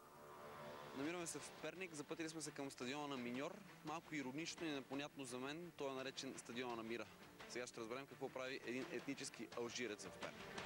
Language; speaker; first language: Bulgarian; native; Bulgarian